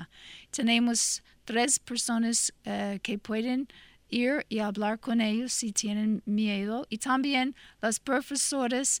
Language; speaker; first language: Spanish; non-native, fluent; English